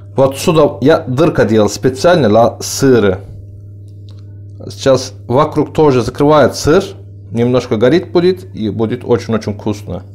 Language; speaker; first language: Russian; non-native, learner; Turkish